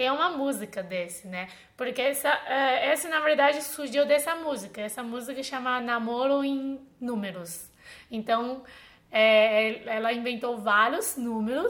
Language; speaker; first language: Portuguese; non-native, fluent; Chinese